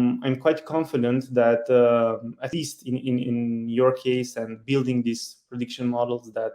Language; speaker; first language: English; non-native, fluent; Romanian